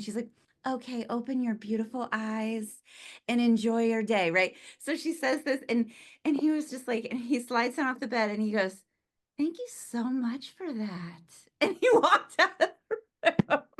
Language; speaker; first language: English; native; English